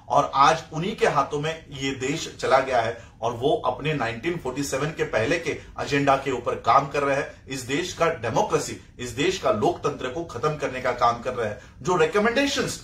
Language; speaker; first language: Hindi; non-native, local second language; Marathi